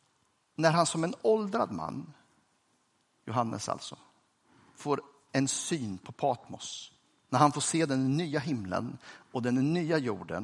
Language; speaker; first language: Swedish; native; Swedish